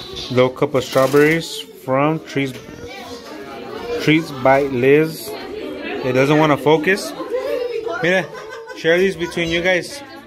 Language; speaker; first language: English; early bilingual, other home language; Spanish